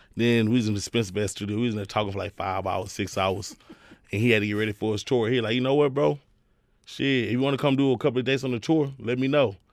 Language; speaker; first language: English; native; English